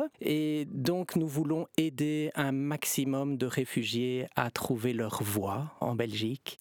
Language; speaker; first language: French; native; French